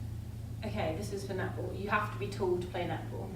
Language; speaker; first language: English; native; English